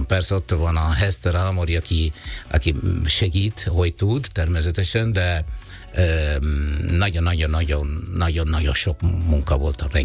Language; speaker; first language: Hungarian; non-native, fluent; Italian